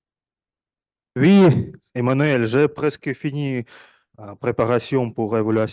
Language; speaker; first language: French; non-native, fluent; Russian